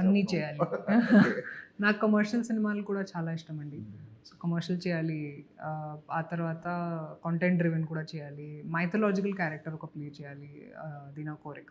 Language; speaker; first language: Telugu; non-native, fluent; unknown